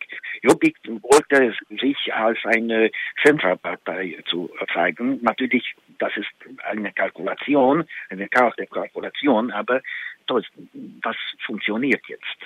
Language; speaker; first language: German; non-native, fluent; Hungarian